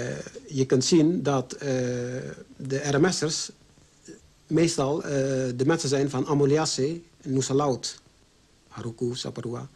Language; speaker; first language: Dutch; early bilingual, other home language; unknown